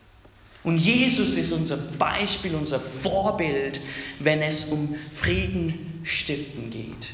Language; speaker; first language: German; non-native, fluent; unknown